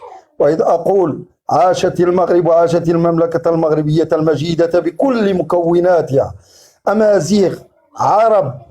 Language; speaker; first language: Arabic; native; Arabic